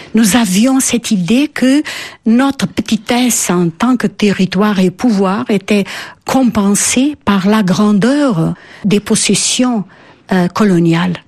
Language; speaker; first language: French; non-native, fluent; Portuguese